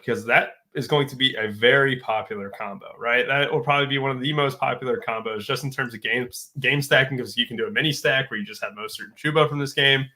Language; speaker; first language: English; native; English